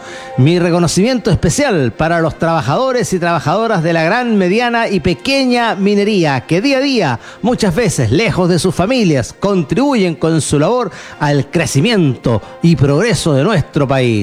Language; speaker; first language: Spanish; native; Spanish